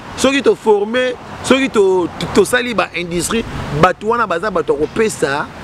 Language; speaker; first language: Lingala; native; Lingala